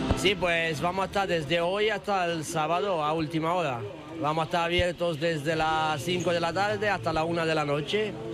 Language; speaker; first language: Spanish; non-native, fluent; Romanian